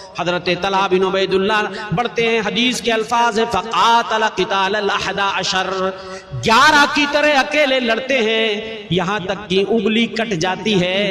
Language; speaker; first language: Urdu; native; Urdu